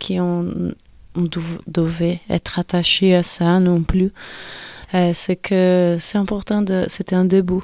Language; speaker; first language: French; non-native, fluent; Portuguese